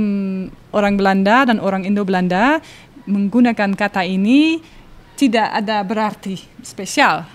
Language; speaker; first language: Indonesian; non-native, learner; Dutch